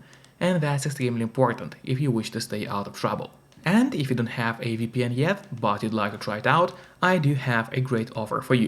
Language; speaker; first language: English; non-native, fluent; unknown